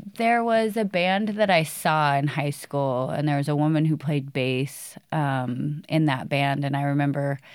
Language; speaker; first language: English; native; English